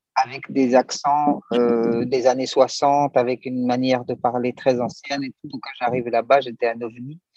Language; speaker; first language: French; native; French